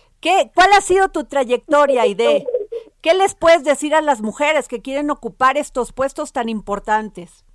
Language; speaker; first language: Spanish; native; Spanish